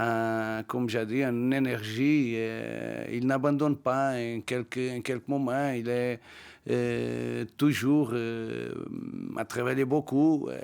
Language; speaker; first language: French; non-native, learner; Portuguese